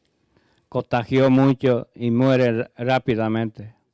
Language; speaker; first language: Spanish; non-native, learner; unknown